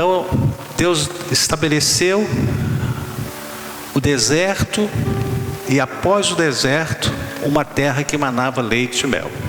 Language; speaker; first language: Portuguese; native; Portuguese